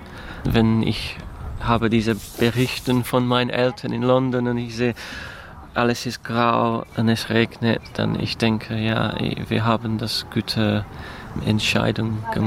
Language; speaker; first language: German; non-native, learner; English